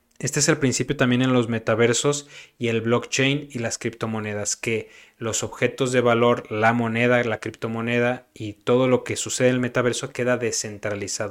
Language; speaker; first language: Spanish; native; Spanish